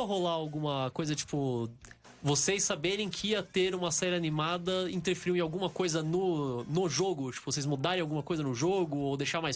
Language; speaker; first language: Portuguese; native; Portuguese